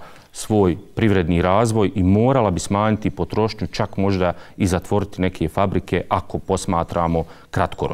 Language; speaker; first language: Serbian; native; Serbian